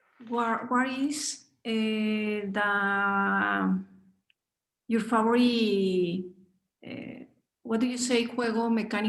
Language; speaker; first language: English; non-native, learner; Spanish